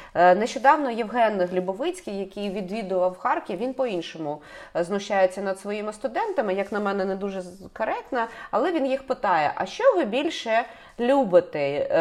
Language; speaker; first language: Ukrainian; native; Ukrainian